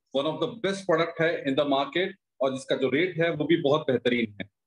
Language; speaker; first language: Hindi; native; Hindi